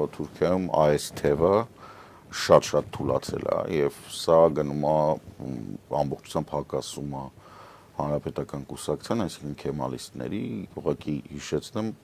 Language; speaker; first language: Armenian; native; Armenian